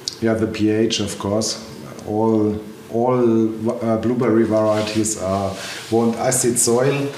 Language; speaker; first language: English; non-native, learner; German